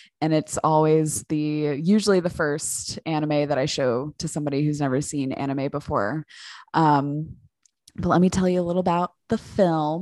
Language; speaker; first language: English; native; English